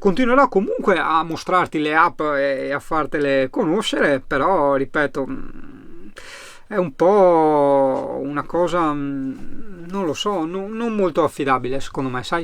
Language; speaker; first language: Italian; native; Italian